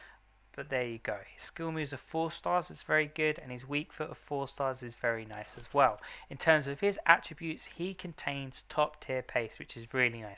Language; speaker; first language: English; native; English